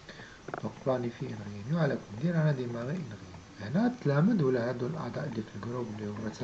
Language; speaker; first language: Arabic; native; Arabic